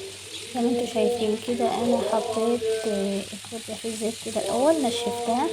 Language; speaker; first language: Arabic; native; Arabic